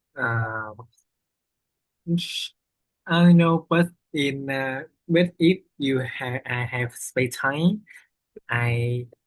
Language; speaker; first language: English; non-native, learner; Vietnamese